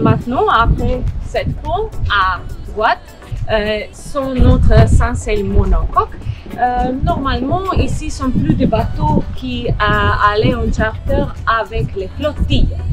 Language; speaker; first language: French; non-native, learner; Croatian